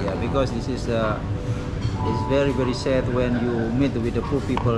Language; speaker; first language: English; non-native, learner; Indonesian